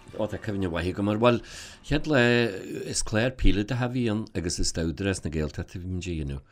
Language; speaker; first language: Irish; native; Irish